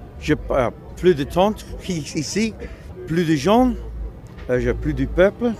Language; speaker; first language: French; non-native, learner; English